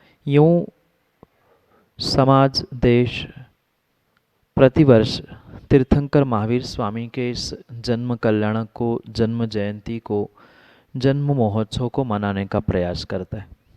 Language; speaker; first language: Hindi; native; Hindi